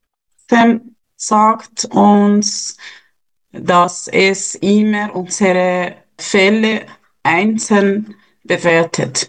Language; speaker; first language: German; non-native, fluent; Persian